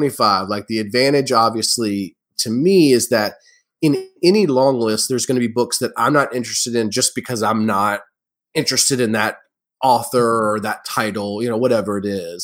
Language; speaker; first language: English; native; English